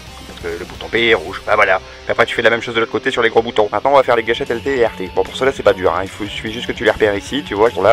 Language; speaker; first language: French; native; French